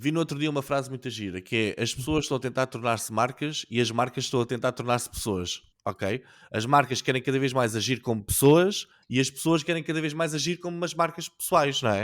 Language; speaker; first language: Portuguese; native; Portuguese